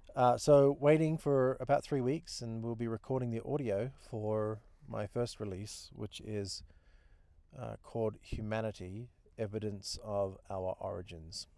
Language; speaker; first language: English; native; English